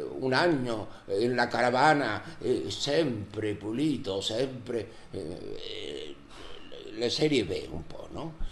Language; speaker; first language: Italian; non-native, learner; Spanish